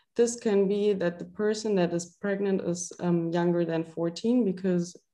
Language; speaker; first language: English; non-native, fluent; German